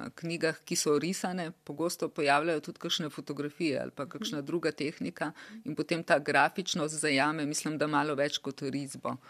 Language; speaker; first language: Slovenian; early bilingual, other home language; Bosnian